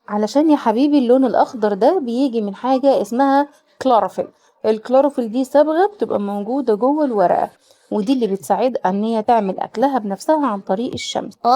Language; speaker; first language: Arabic; native; Arabic